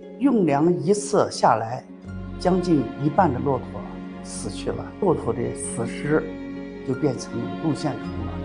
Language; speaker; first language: Chinese; native; Chinese